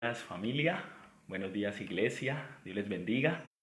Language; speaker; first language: Spanish; native; Spanish